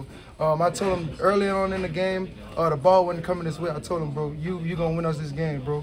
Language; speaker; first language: English; native; English